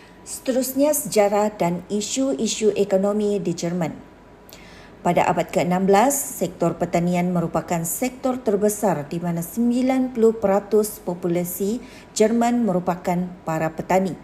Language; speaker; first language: Malay; native; Malay